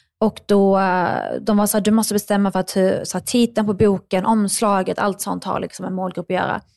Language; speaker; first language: Swedish; early bilingual, other home language; Arabic